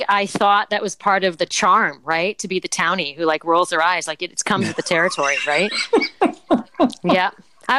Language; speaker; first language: English; native; English